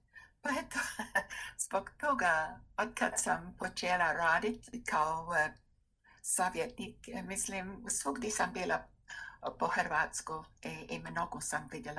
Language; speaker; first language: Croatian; non-native, fluent; English